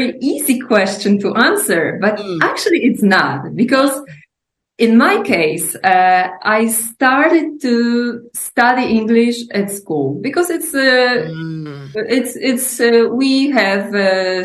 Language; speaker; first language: English; non-native, fluent; Polish